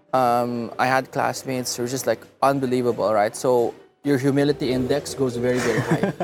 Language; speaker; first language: English; non-native, local second language; Filipino